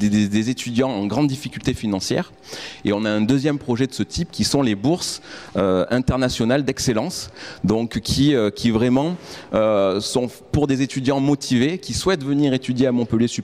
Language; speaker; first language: French; native; French